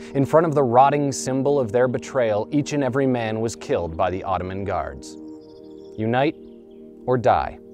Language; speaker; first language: English; native; English